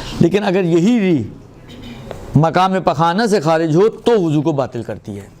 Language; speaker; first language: Urdu; non-native, local second language; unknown